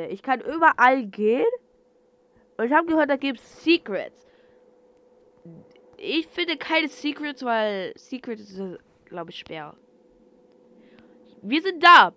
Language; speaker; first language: German; non-native, learner; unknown